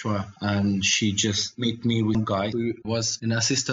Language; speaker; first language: English; non-native, learner; Russian